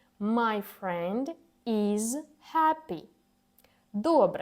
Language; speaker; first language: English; non-native, fluent; Ukrainian